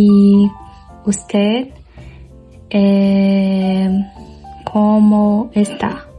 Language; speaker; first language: Spanish; non-native, learner; Portuguese